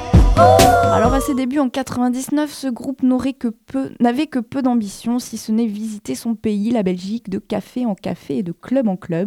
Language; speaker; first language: French; native; French